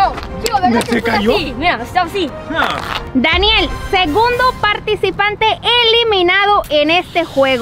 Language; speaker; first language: Spanish; native; Spanish